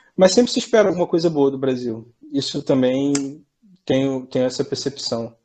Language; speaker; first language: Portuguese; native; Portuguese